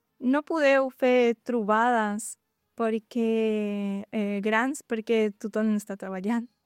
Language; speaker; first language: Catalan; non-native, learner; Guarani